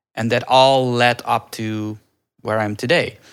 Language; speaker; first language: English; early bilingual, other home language; Dutch